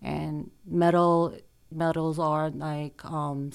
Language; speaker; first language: English; early bilingual, other home language; Korean